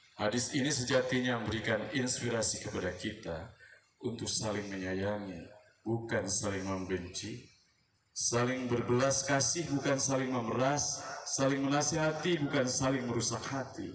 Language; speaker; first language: Indonesian; native; Indonesian